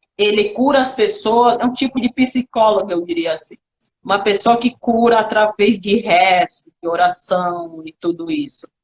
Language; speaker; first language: Portuguese; non-native, local second language; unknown